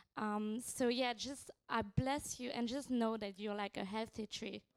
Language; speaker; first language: English; non-native, fluent; French